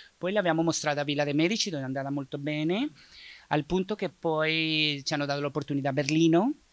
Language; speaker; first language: Italian; non-native, fluent; Spanish